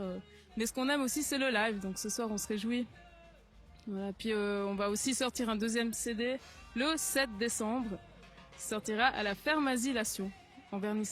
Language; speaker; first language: French; native; French